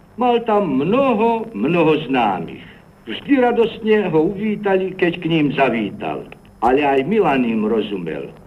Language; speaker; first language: Slovak; native; Slovak